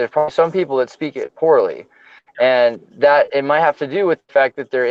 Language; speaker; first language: English; native; English